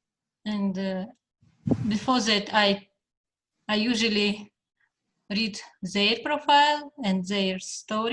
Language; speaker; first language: English; non-native, fluent; Russian